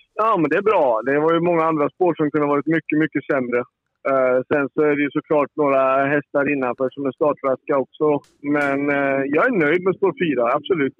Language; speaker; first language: Swedish; native; Swedish